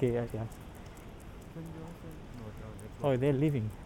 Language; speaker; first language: English; non-native, learner; Spanish